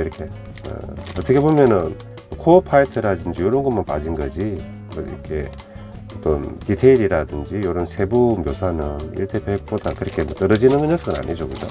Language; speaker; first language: Korean; native; Korean